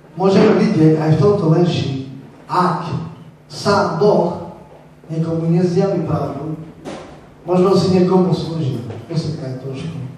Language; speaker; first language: Slovak; non-native, local second language; Romany